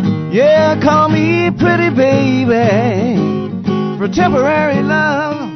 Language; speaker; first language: English; native; English